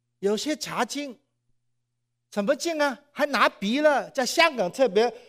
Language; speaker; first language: Chinese; non-native, local second language; Cantonese